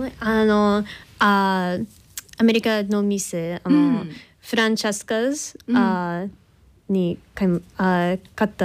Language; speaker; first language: Japanese; non-native, learner; English